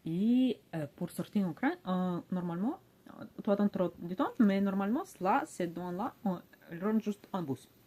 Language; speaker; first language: French; non-native, learner; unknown